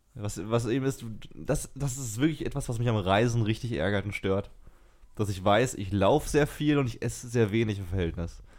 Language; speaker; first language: German; native; German